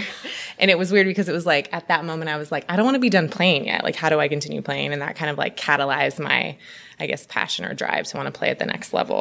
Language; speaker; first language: English; native; English